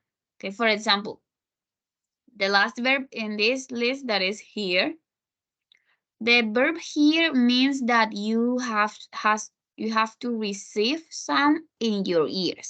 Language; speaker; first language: English; non-native, fluent; Spanish